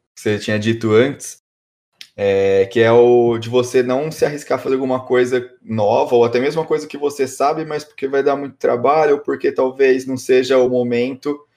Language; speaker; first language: Portuguese; native; Portuguese